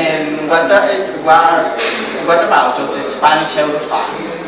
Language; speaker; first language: English; non-native, learner; Spanish